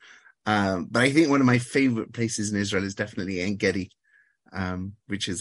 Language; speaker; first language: English; native; English